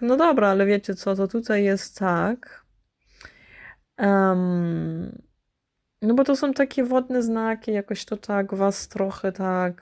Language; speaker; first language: Polish; early bilingual, heritage; Polish